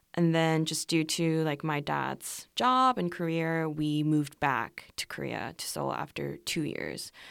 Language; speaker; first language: English; non-native, fluent; Korean